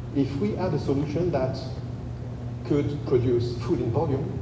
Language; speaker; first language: English; non-native, fluent; French